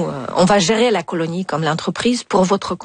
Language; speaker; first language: French; non-native, fluent; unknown